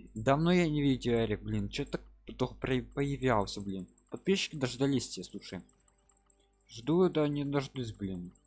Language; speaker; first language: Russian; non-native, local second language; Ukrainian